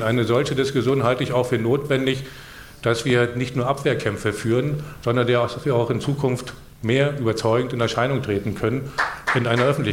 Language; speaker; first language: German; native; German